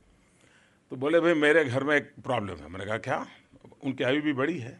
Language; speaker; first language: Hindi; non-native, local second language; Gujarati